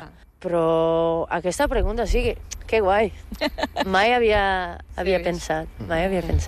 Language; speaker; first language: Catalan; non-native, fluent; Portuguese